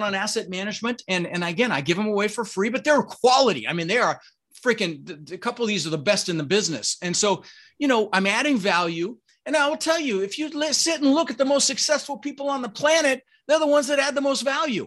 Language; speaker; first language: English; early bilingual, other home language; Dutch